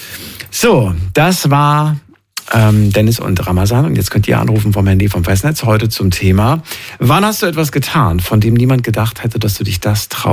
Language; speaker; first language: German; native; German